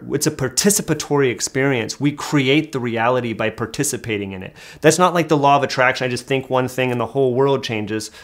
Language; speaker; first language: English; native; English